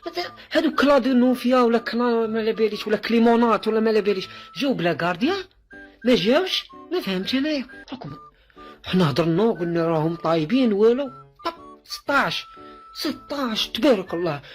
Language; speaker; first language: Arabic; native; Arabic